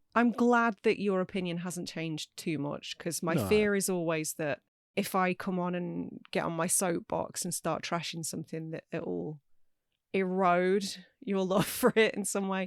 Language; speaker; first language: English; native; English